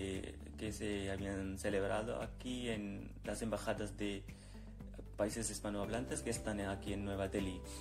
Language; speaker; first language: Spanish; non-native, fluent; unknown